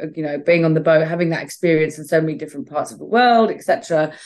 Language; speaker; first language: English; native; English